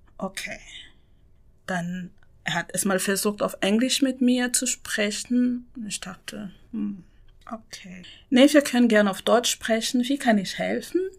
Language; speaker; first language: German; non-native, fluent; French